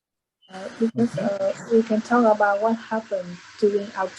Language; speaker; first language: English; non-native, learner; Vietnamese